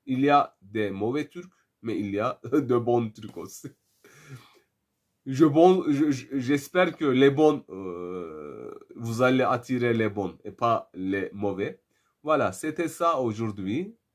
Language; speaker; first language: French; non-native, fluent; Turkish